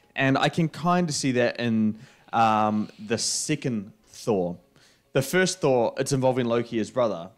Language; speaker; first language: English; native; English